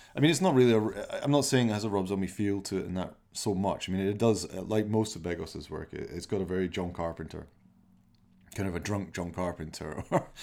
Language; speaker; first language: English; native; English